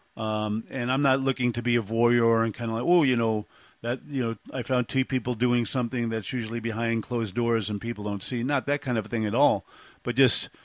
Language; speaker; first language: English; native; English